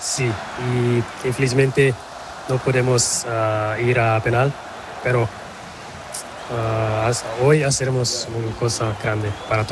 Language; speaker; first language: Spanish; non-native, local second language; Portuguese